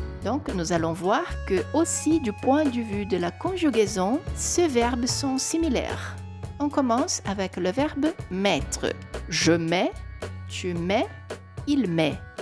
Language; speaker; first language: French; non-native, fluent; Portuguese